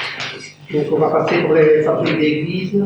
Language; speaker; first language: French; native; French